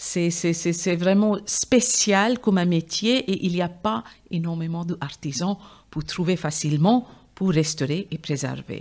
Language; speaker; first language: French; non-native, fluent; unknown